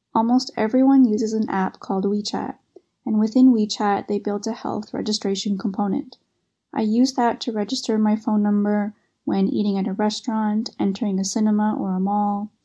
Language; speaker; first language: English; native; English